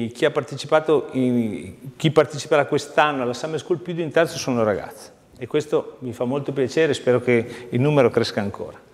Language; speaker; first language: Italian; native; Italian